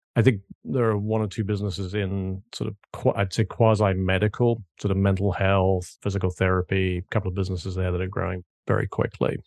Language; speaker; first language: English; native; English